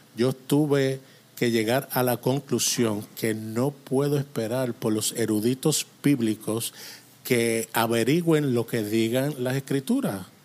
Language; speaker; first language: Spanish; non-native, fluent; English